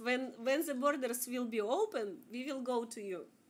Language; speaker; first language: English; non-native, learner; Russian